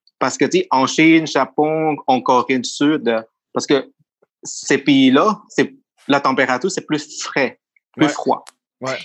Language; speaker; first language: French; non-native, fluent; Thai